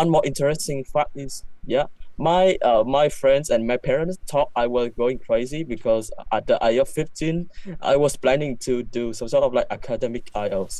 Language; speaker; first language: English; non-native, fluent; Vietnamese